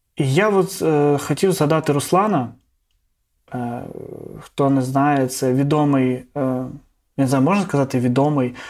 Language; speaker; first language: Ukrainian; non-native, local second language; Russian